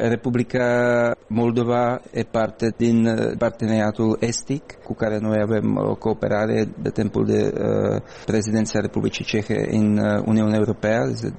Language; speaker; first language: Romanian; non-native, learner; Czech